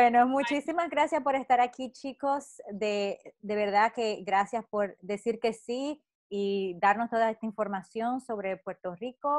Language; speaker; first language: Spanish; early bilingual, heritage; Spanish